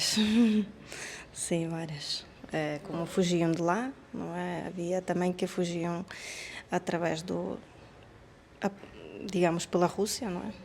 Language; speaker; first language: Portuguese; non-native, fluent; Ukrainian